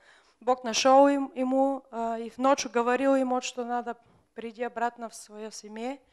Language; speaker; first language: Russian; non-native, fluent; Bulgarian